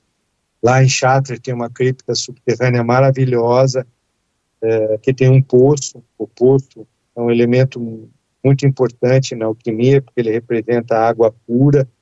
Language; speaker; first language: Portuguese; native; Portuguese